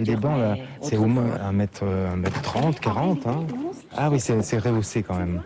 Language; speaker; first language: French; native; French